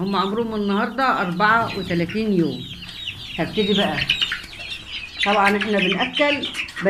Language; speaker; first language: Arabic; native; Arabic